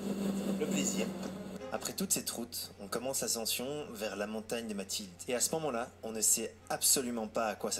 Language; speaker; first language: French; native; French